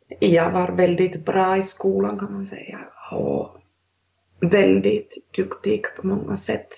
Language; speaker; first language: Swedish; non-native, local second language; Finnish